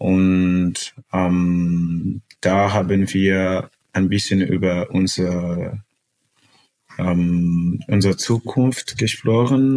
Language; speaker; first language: German; non-native, fluent; Portuguese